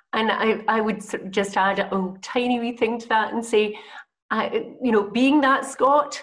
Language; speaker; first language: English; native; English